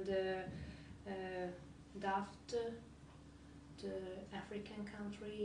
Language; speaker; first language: English; non-native, learner; Hungarian